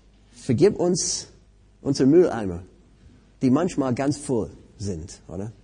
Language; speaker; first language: German; non-native, fluent; English